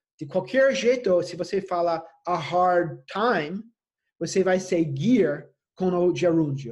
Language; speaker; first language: Portuguese; non-native, fluent; English